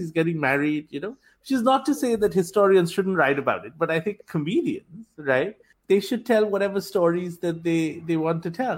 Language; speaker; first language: English; non-native, local second language; Bangla